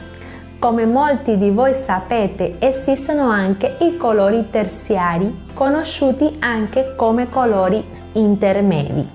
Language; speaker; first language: Italian; non-native, fluent; Spanish